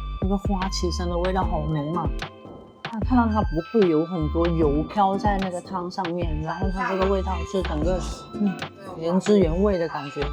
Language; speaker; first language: Chinese; non-native, local second language; Hakka Chinese